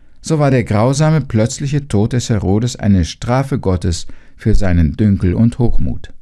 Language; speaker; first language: German; native; German